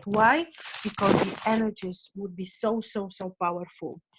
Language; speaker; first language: English; non-native, fluent; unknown